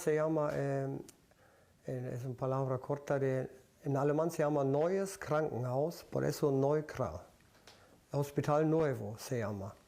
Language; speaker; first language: Spanish; early bilingual, other home language; German